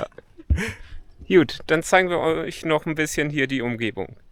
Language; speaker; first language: German; native; German